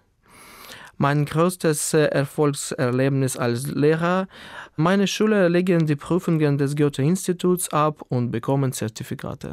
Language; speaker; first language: German; non-native, fluent; Ukrainian